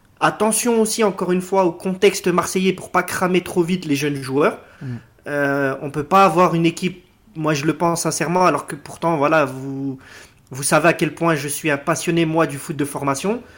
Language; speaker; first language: French; native; French